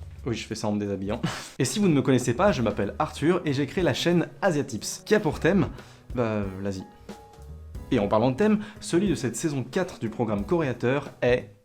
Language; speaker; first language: French; native; French